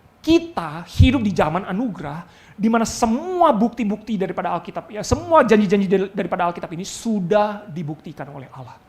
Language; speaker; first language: Indonesian; native; Indonesian